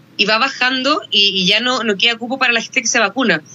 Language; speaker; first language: Spanish; native; Spanish